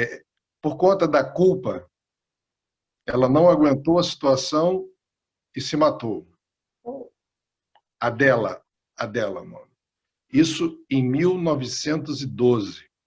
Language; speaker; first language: Portuguese; non-native, fluent; Spanish